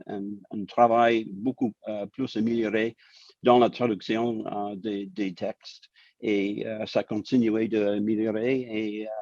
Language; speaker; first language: French; non-native, local second language; English